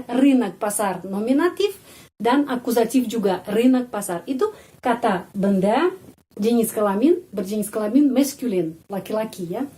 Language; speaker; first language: Indonesian; non-native, fluent; Russian